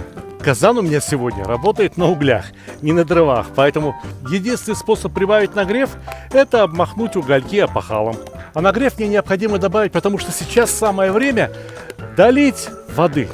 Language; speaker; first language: Russian; native; Russian